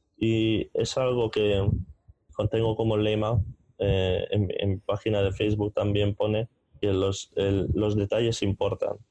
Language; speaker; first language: Spanish; non-native, fluent; Hungarian